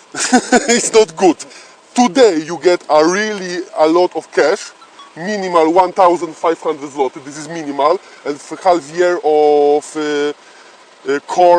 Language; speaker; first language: English; non-native, learner; Polish